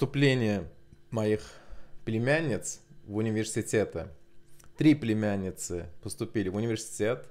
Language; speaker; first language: Russian; non-native, local second language; Azerbaijani